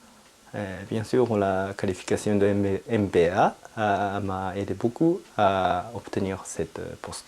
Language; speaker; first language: French; non-native, fluent; Japanese